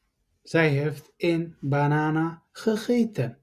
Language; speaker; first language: Dutch; non-native, learner; Tigrinya